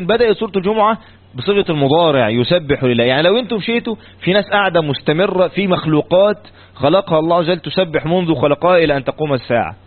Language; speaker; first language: Arabic; native; Arabic